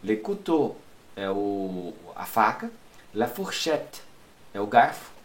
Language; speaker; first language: French; non-native, fluent; Portuguese